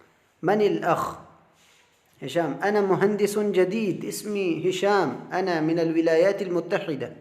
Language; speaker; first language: Arabic; non-native, fluent; Urdu